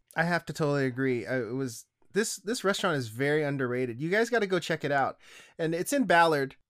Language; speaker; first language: English; native; English